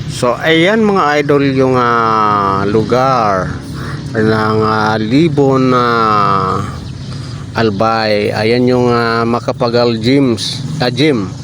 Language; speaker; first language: Filipino; non-native, local second language; Bikol